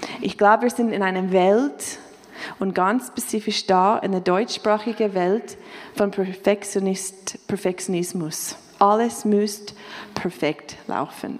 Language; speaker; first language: German; non-native, fluent; English